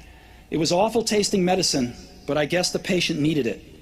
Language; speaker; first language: English; native; English